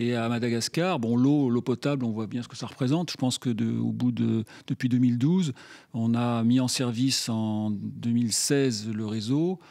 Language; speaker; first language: French; native; French